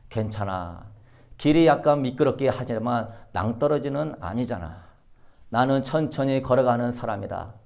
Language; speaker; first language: Korean; native; Korean